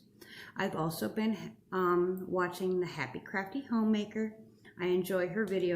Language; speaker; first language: English; native; English